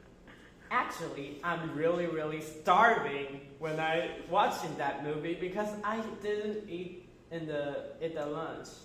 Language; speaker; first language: English; non-native, fluent; Chinese